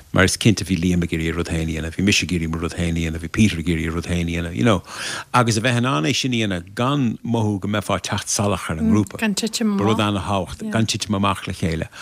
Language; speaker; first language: Irish; native; Irish